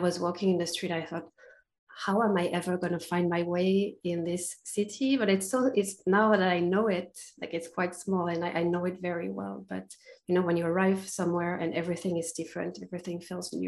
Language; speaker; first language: English; non-native, fluent; French